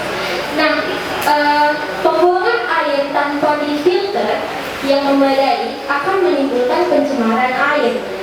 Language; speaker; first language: Indonesian; native; Indonesian